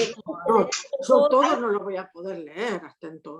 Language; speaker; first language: Spanish; native; Spanish